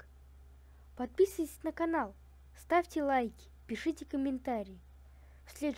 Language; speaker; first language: Russian; native; Russian